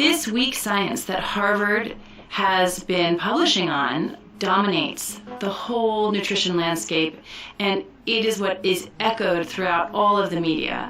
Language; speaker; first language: English; native; English